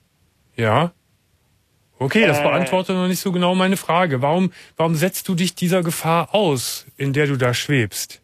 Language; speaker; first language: German; native; German